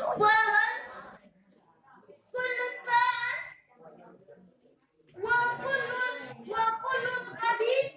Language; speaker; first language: Arabic; non-native, learner; Indonesian